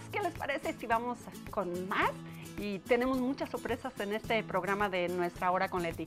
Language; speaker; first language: Spanish; native; Spanish